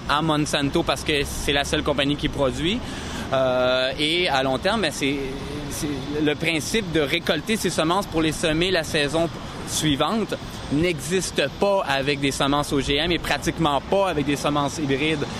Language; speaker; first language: French; native; French